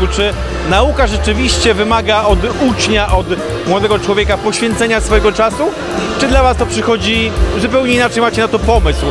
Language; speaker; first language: Polish; native; Polish